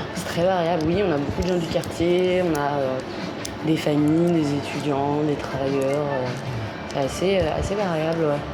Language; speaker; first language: French; native; French